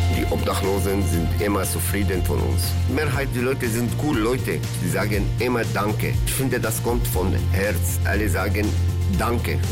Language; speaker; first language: German; non-native, learner; Arabic